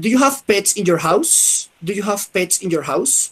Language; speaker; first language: English; non-native, fluent; Spanish